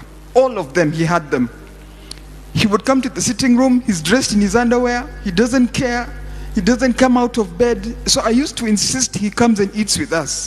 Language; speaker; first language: English; non-native, local second language; Swahili